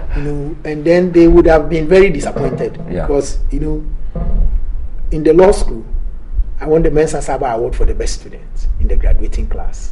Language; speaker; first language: English; non-native, local second language; Akan